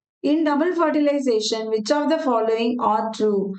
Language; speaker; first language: English; non-native, local second language; Tamil